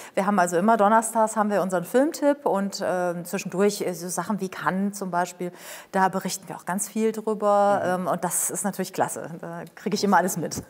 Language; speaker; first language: German; native; German